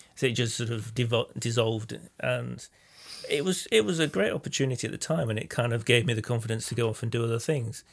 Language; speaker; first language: English; native; English